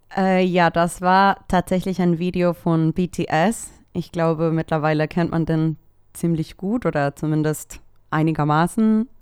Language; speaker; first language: German; non-native, fluent; Spanish